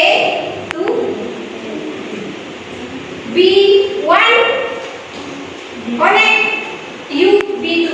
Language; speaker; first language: English; non-native, learner; Indonesian